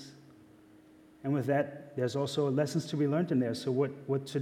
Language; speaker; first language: English; non-native, fluent; German